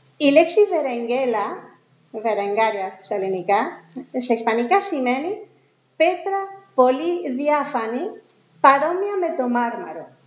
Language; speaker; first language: Greek; non-native, fluent; Spanish